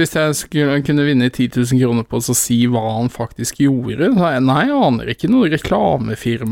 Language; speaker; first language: Norwegian; native; Norwegian